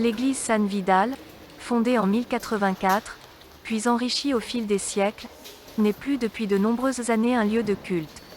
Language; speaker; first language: French; native; French